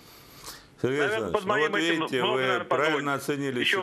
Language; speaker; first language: Russian; native; Russian